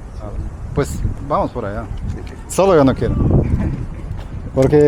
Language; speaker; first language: Spanish; non-native, learner; Slovak